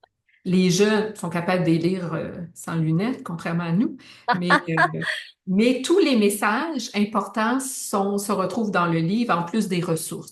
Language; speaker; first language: French; native; French